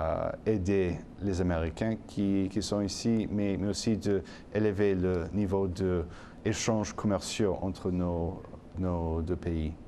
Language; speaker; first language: French; non-native, fluent; English